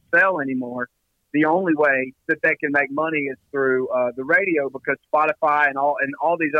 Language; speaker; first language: English; native; English